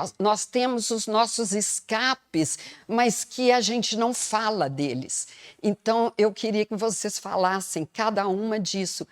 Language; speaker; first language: Portuguese; native; Portuguese